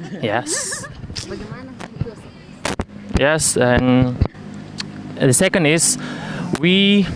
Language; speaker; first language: English; non-native, learner; Indonesian